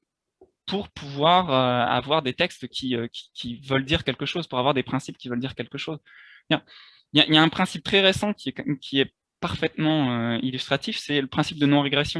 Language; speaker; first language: French; native; French